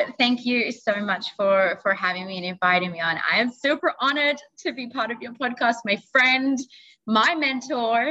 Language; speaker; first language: English; native; English